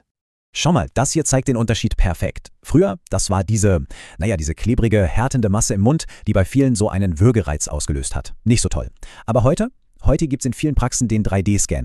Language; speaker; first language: German; native; German